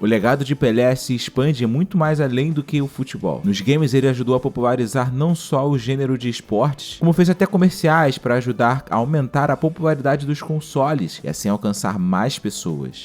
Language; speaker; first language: Portuguese; native; Portuguese